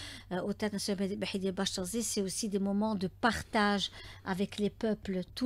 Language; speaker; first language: French; native; French